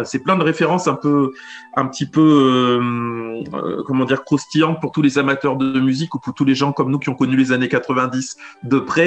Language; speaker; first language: French; native; French